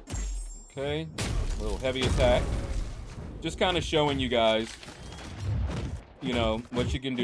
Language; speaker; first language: English; native; English